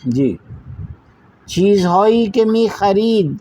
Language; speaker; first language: Persian; non-native, fluent; Urdu